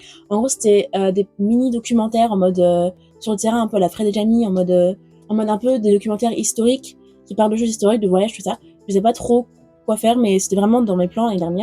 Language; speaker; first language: French; native; French